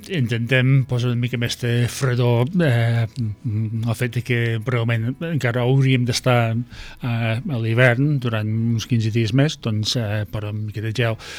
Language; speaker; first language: Catalan; non-native, fluent; English